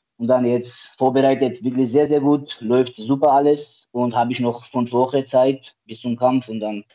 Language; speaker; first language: German; non-native, learner; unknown